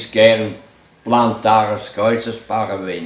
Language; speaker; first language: Portuguese; non-native, fluent; German